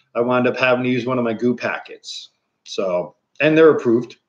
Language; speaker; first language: English; native; English